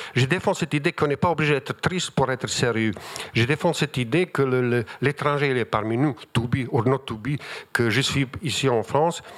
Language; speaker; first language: French; non-native, fluent; Bosnian